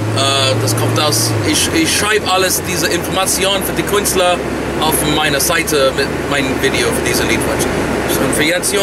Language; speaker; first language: German; non-native, learner; English